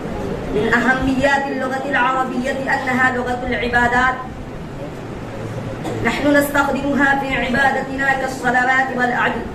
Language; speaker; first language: Arabic; non-native, learner; Urdu